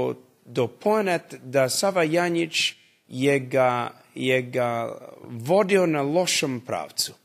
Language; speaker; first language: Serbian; early bilingual, heritage; English